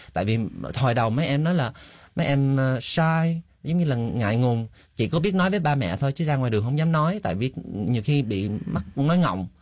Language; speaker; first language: Vietnamese; early bilingual, heritage; Vietnamese